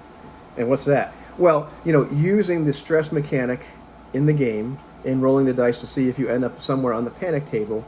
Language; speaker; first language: English; native; English